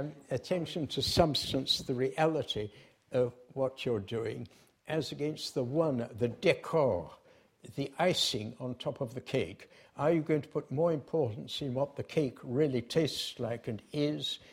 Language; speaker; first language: English; native; English